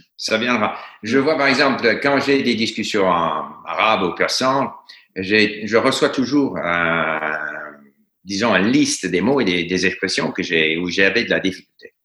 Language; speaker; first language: French; non-native, fluent; English